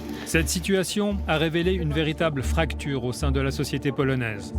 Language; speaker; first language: French; native; French